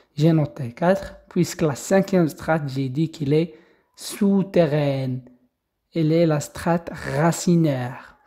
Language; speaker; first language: French; non-native, local second language; Arabic